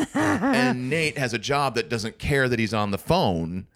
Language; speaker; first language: English; native; English